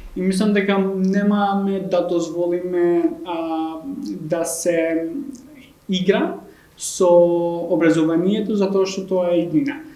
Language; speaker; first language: Macedonian; non-native, local second language; Albanian